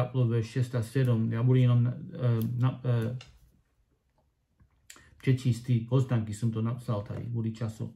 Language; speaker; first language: Czech; non-native, learner; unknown